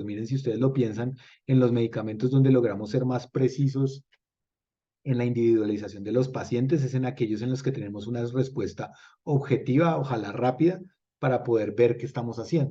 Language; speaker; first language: Spanish; native; Spanish